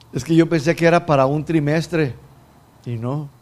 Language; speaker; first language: Spanish; non-native, fluent; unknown